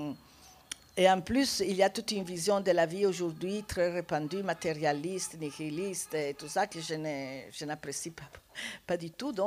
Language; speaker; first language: French; non-native, fluent; Italian